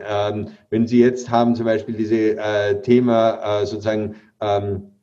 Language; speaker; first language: German; native; German